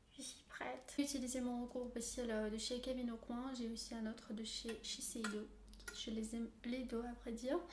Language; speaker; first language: French; non-native, fluent; Armenian